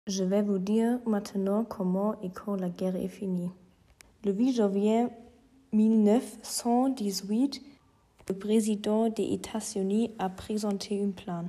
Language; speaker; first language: French; non-native, learner; German